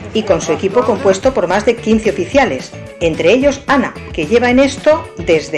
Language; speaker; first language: Spanish; native; Spanish